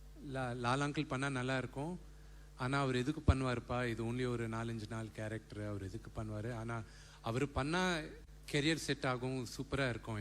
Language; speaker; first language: Tamil; non-native, local second language; Telugu